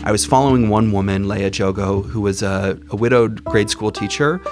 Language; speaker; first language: English; native; English